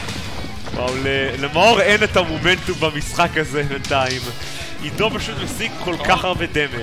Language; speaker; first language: Hebrew; native; Hebrew